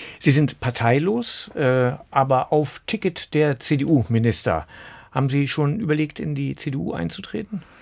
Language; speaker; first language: German; native; German